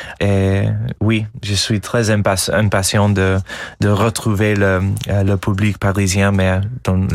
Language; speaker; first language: French; non-native, fluent; English